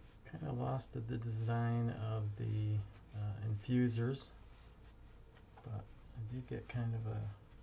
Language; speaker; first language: English; native; English